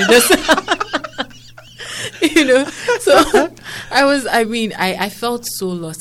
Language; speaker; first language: English; non-native, local second language; Akan